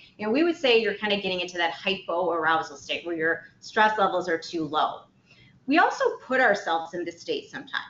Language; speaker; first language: English; native; English